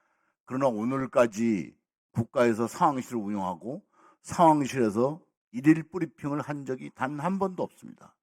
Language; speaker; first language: Korean; native; Korean